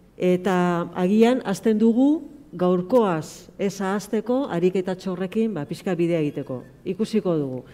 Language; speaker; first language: Basque; native; Basque